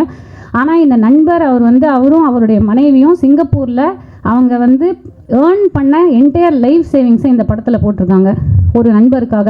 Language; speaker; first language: Tamil; native; Tamil